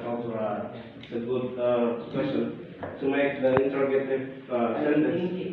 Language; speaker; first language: English; non-native, learner; Indonesian